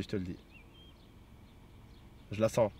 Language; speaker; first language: French; native; French